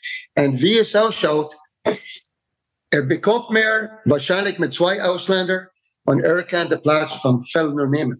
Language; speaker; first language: German; non-native, fluent; English